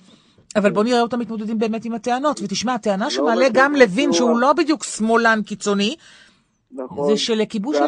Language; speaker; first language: Hebrew; native; Hebrew